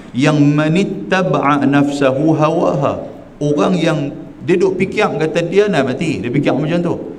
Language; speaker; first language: Malay; native; Malay